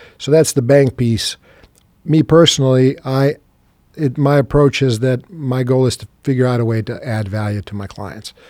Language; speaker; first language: English; non-native, fluent; Serbian